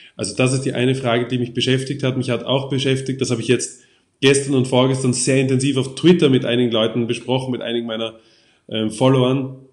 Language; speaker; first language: German; native; German